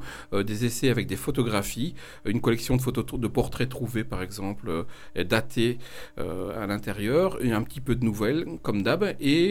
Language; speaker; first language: French; native; French